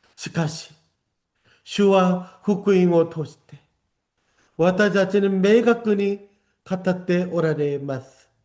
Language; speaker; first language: Japanese; non-native, fluent; Korean